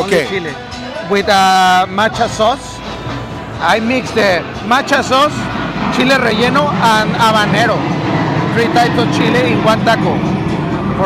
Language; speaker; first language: English; non-native, learner; Spanish